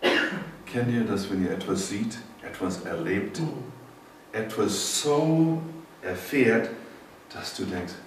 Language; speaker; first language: German; non-native, fluent; English